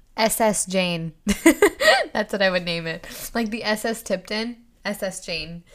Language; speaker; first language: English; native; English